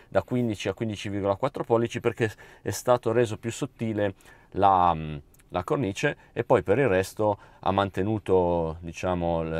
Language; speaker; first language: Italian; native; Italian